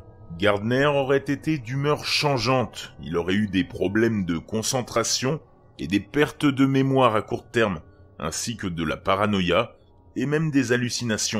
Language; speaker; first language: French; native; French